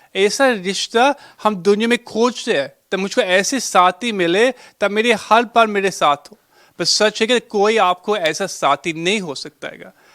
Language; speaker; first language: Hindi; early bilingual, heritage; Hindi